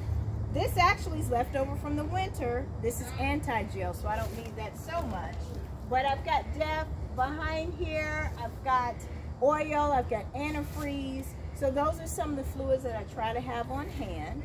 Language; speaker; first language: English; native; English